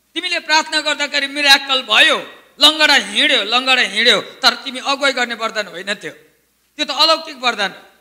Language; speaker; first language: Nepali; native; Nepali